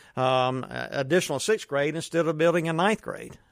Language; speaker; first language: English; native; English